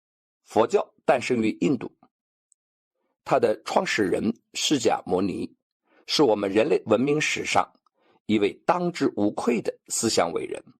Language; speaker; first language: Chinese; native; Chinese